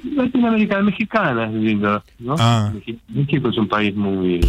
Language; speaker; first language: Spanish; native; Spanish